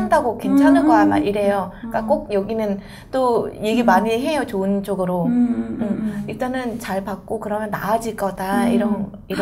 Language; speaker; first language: Korean; non-native, fluent; Vietnamese